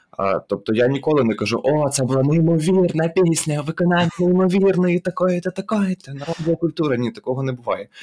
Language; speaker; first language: Ukrainian; native; Ukrainian